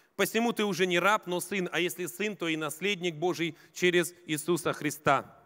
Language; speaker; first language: Russian; native; Russian